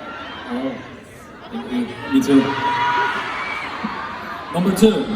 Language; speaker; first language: English; non-native, learner; Korean